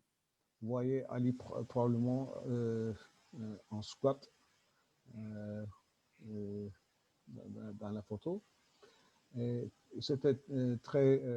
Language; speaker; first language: French; non-native, learner; Turkish